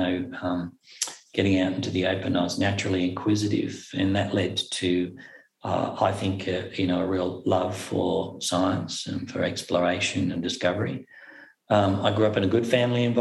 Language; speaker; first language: English; native; English